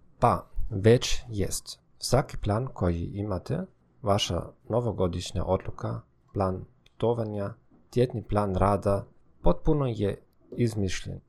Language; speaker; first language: Croatian; non-native, fluent; German